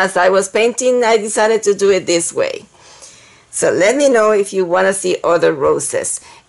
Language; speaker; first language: English; non-native, fluent; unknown